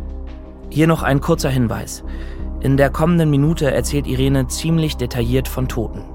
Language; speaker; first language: German; native; German